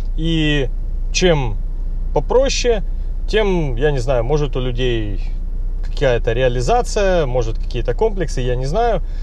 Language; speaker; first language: Russian; native; Russian